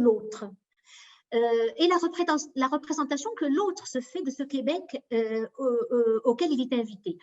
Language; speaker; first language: French; native; French